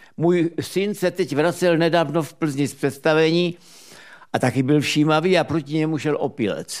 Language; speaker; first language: Czech; native; Czech